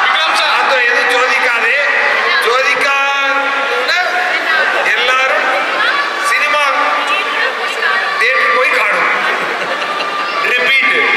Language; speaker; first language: Malayalam; non-native, learner; Tamil